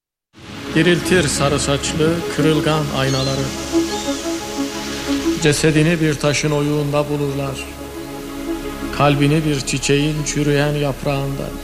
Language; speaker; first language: Turkish; native; Turkish